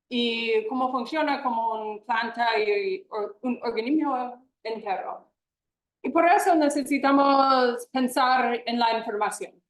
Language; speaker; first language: Spanish; non-native, fluent; English